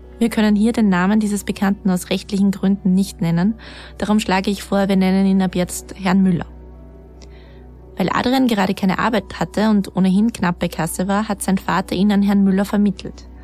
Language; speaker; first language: German; native; German